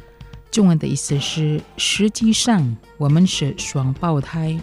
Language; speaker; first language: Chinese; non-native, fluent; Indonesian